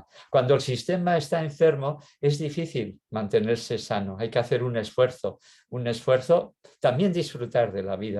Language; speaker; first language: Spanish; native; Spanish